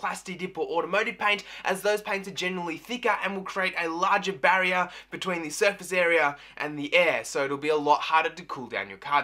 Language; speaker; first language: English; native; English